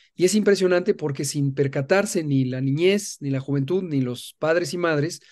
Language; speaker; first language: Spanish; native; Spanish